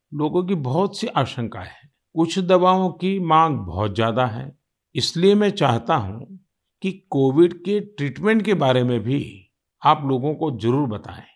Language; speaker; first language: Hindi; non-native, local second language; Gujarati